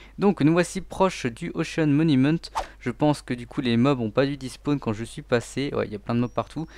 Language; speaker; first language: French; native; French